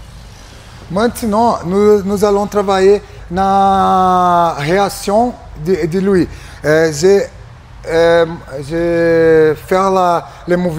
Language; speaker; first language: French; non-native, learner; Portuguese